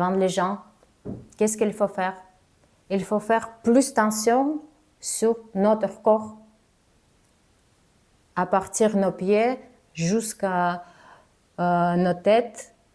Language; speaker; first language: French; non-native, fluent; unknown